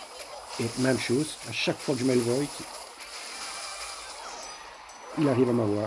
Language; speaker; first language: French; native; French